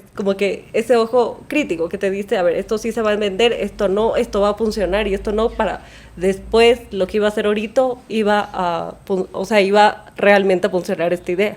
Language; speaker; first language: Spanish; native; Spanish